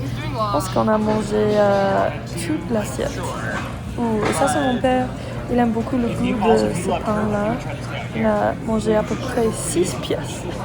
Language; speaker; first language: French; non-native, learner; English